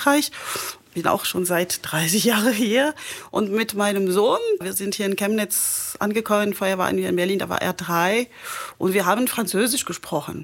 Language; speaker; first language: German; non-native, fluent; French